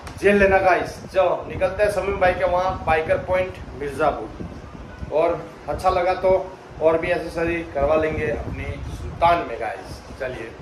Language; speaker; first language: Hindi; non-native, local second language; Gujarati